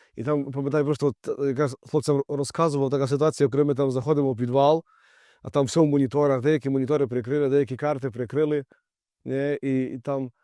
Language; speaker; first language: Ukrainian; native; Ukrainian